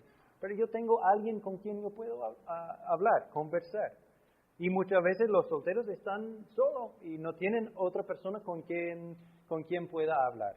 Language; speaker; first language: Spanish; non-native, fluent; English